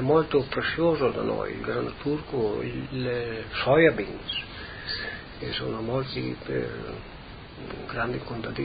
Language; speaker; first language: Italian; native; Italian